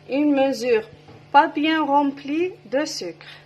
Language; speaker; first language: French; non-native, local second language; Arabic